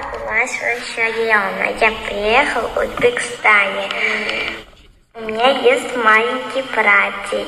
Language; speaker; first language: Russian; non-native, learner; Uzbek